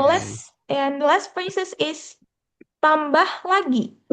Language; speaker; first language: English; non-native, fluent; Indonesian